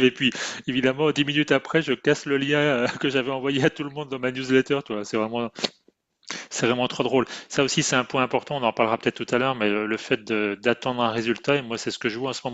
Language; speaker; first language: French; native; French